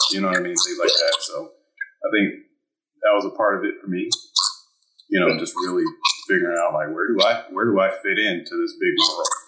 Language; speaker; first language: English; early bilingual, other home language; German